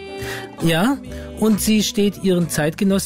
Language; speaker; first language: German; native; German